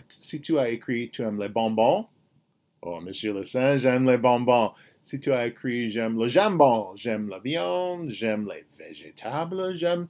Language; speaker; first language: French; non-native, fluent; English